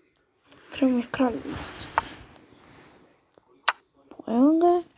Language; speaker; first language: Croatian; early bilingual, heritage; Croatian